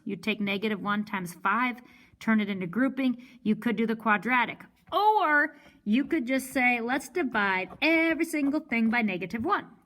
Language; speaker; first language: English; native; English